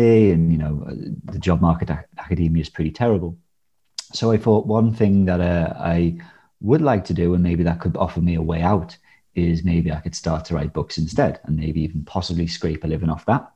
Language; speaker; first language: English; native; English